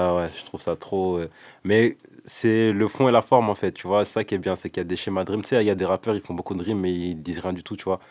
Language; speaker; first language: French; early bilingual, other home language; Lingala